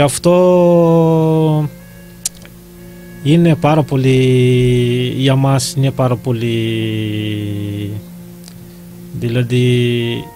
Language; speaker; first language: Greek; non-native, learner; Malagasy